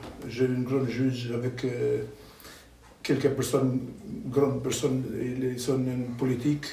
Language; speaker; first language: French; non-native, learner; Albanian